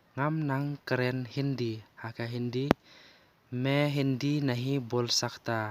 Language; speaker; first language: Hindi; non-native, local second language; Khasi